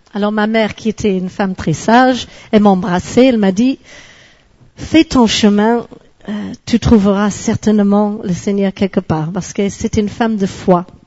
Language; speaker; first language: French; non-native, fluent; English